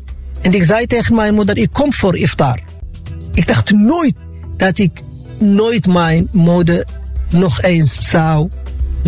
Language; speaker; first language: Dutch; non-native, fluent; Arabic